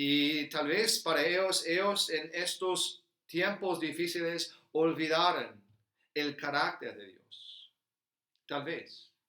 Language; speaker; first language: Spanish; non-native, fluent; English